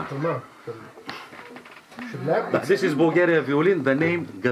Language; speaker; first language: English; non-native, learner; Bulgarian